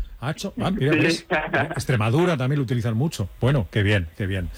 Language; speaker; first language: Spanish; native; Spanish